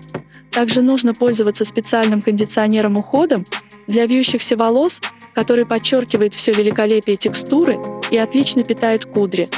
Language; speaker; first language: Russian; native; Russian